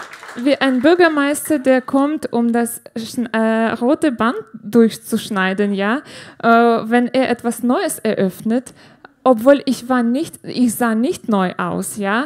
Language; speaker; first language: German; non-native, fluent; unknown